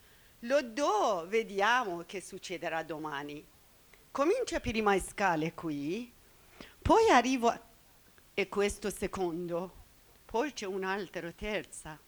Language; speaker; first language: Italian; non-native, learner; Persian